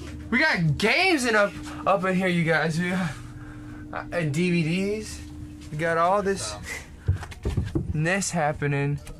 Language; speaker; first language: English; early bilingual, other home language; Korean